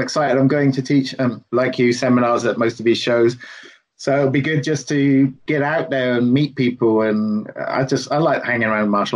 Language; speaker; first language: English; native; English